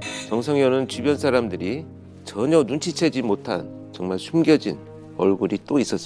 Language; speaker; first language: Korean; native; Korean